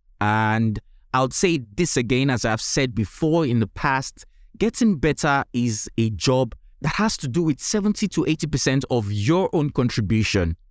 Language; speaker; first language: English; non-native, local second language; Yoruba